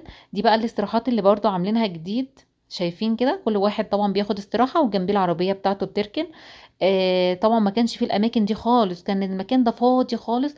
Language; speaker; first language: Arabic; native; Arabic